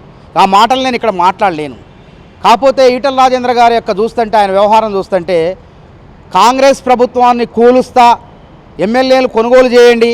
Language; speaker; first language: Telugu; native; Telugu